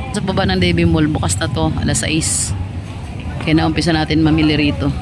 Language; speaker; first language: Filipino; native; Filipino